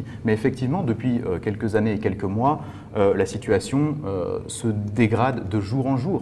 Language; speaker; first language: French; native; French